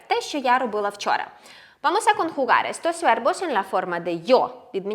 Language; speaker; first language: Spanish; non-native, fluent; Ukrainian